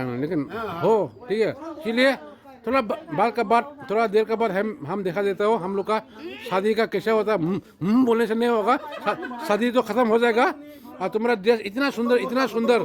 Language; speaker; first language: Hindi; non-native, local second language; Rongmei Naga